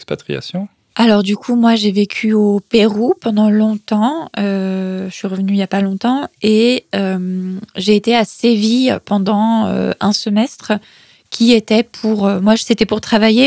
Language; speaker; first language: French; native; French